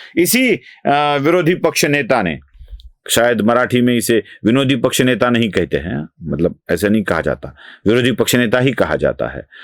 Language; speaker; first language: Hindi; non-native, local second language; Marathi